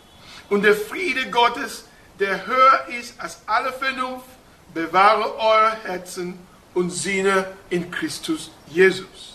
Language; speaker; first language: German; non-native, fluent; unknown